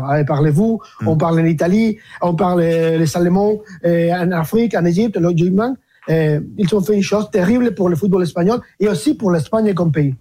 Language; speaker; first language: French; non-native, fluent; Spanish